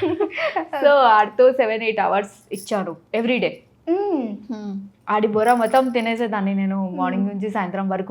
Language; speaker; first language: Telugu; non-native, fluent; Odia